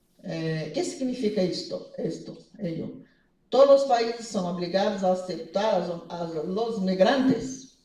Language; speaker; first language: Spanish; non-native, fluent; Portuguese